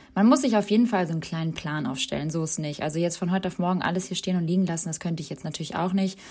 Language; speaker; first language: German; early bilingual, other home language; Albanian